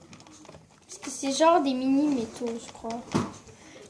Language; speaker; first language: French; native; French